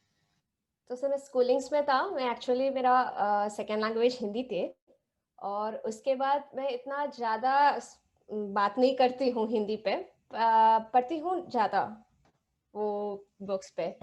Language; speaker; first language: Hindi; non-native, local second language; Tamil